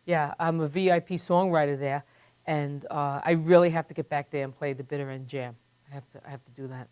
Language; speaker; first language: English; native; English